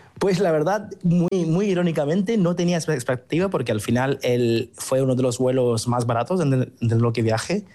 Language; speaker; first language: Spanish; non-native, fluent; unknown